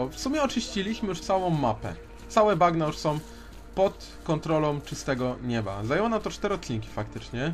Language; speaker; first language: Polish; native; Polish